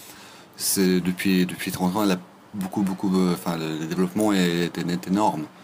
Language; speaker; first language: French; non-native, fluent; Russian